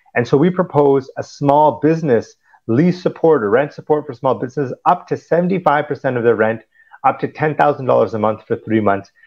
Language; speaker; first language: Punjabi; early bilingual, heritage; Punjabi